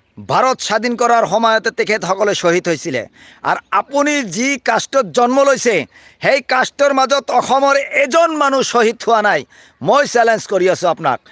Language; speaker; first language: Assamese; non-native, local second language; Bangla